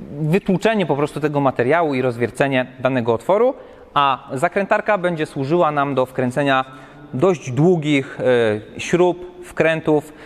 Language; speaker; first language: Polish; native; Polish